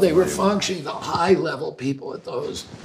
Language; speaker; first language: English; native; English